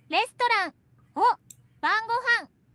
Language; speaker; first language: Japanese; non-native, learner; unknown